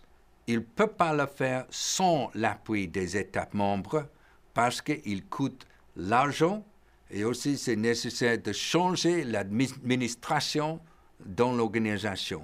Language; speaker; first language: French; non-native, fluent; English